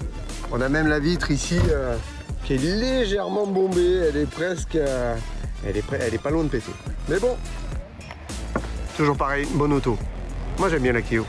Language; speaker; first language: French; native; French